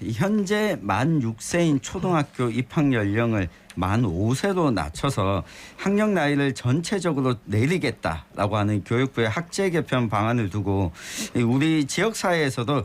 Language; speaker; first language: Korean; native; Korean